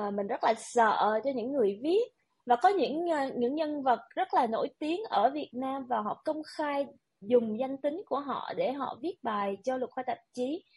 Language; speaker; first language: Vietnamese; early bilingual, other home language; English